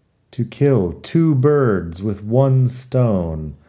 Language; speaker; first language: English; native; English